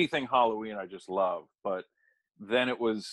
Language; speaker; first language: English; native; English